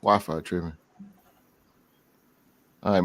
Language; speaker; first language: English; native; English